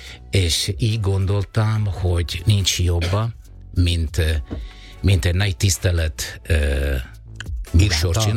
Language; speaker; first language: Hungarian; non-native, fluent; Italian